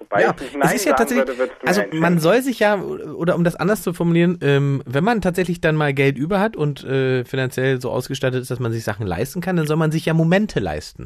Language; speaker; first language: German; native; German